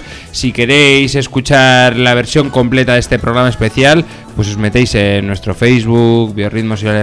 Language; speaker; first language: Spanish; native; Spanish